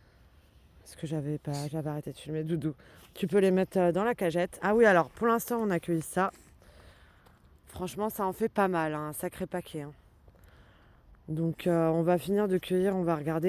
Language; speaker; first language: French; native; French